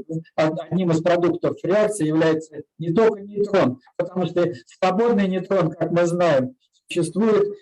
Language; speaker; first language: Russian; native; Russian